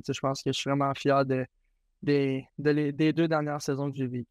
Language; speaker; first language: French; native; French